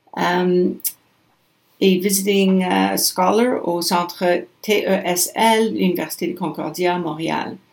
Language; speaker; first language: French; non-native, local second language; English